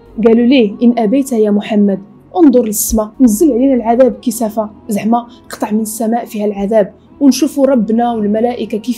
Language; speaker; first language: Arabic; native; Arabic